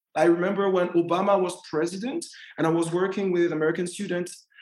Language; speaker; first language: English; non-native, fluent; French